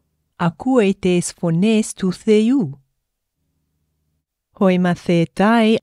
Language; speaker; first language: Greek; non-native, fluent; English